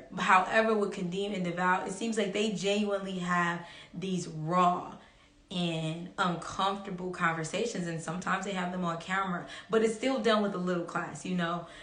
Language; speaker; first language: English; native; English